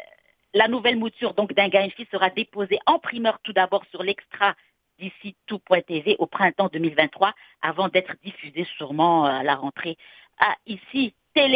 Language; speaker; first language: French; native; French